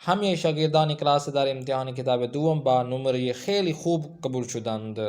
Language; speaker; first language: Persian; non-native, fluent; Urdu